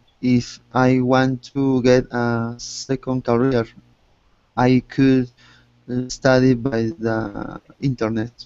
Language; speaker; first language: English; non-native, learner; Spanish